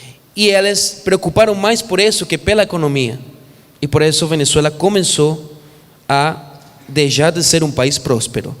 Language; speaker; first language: Portuguese; non-native, fluent; Spanish